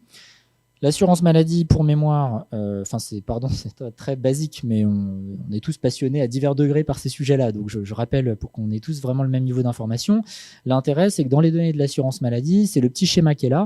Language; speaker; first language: French; native; French